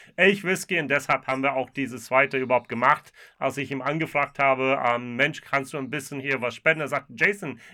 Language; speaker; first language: German; non-native, fluent; English